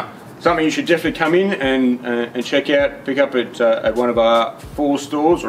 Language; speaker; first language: English; native; English